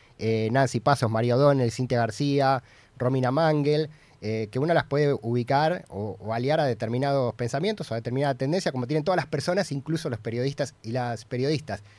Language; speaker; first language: Spanish; native; Spanish